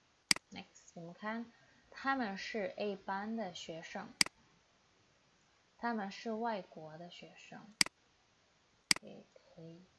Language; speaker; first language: Chinese; non-native, fluent; Indonesian